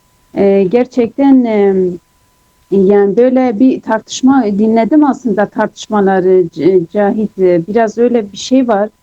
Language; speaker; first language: Turkish; non-native, fluent; Kurdish